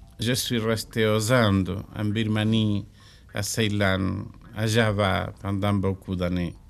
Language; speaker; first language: French; non-native, learner; Spanish